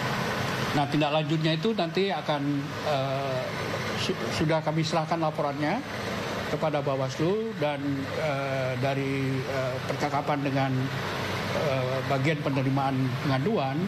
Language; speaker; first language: Indonesian; native; Indonesian